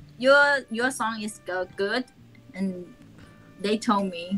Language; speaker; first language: English; non-native, learner; Thai